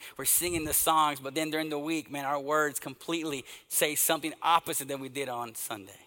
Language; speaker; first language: English; native; English